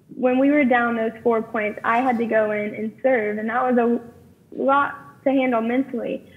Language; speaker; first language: English; native; English